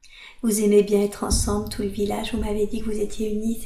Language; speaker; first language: French; native; French